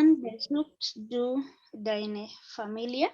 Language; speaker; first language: German; non-native, learner; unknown